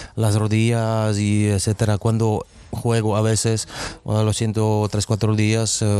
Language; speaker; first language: Spanish; non-native, fluent; Czech